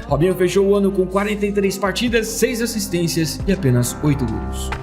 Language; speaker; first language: Portuguese; native; Portuguese